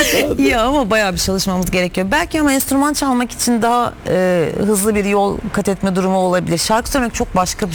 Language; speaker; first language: Turkish; native; Turkish